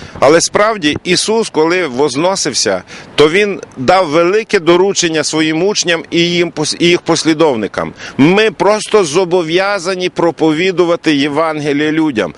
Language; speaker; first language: Ukrainian; native; Ukrainian